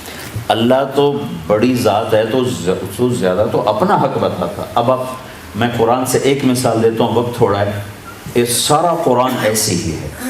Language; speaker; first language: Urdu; non-native, local second language; Punjabi